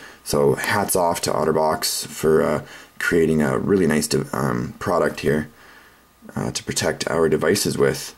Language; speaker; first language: English; native; English